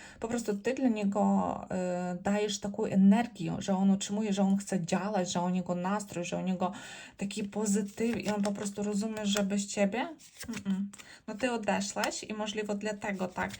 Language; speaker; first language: Polish; non-native, learner; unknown